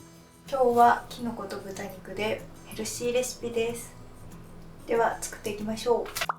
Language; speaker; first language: Japanese; native; Japanese